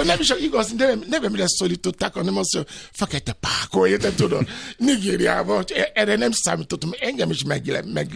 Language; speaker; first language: Hungarian; non-native, learner; Yoruba